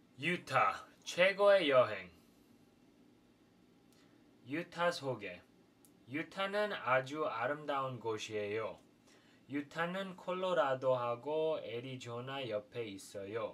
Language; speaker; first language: Korean; non-native, fluent; English